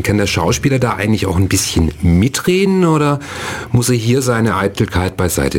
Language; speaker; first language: German; native; German